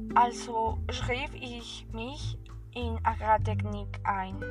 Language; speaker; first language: German; non-native, fluent; Spanish